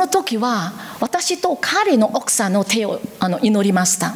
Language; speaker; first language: Japanese; non-native, learner; Korean